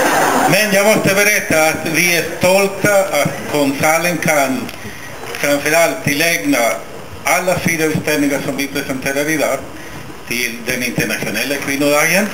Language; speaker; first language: Swedish; non-native, fluent; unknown